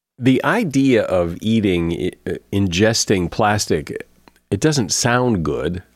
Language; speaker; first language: English; native; English